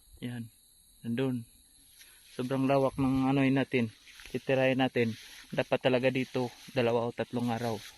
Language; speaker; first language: Filipino; non-native, local second language; Cebuano